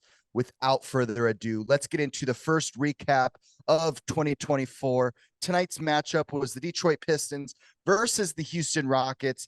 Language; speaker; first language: English; native; English